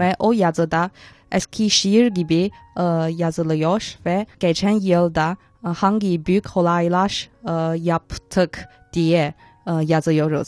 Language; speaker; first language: Turkish; non-native, fluent; Chinese